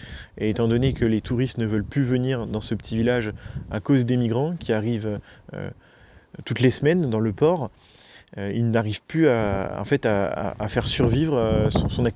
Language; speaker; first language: French; native; French